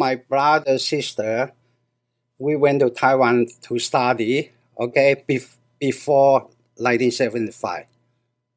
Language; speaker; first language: English; non-native, learner; Cantonese